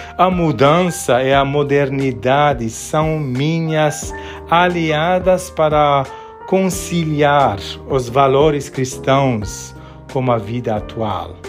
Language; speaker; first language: Portuguese; non-native, fluent; Armenian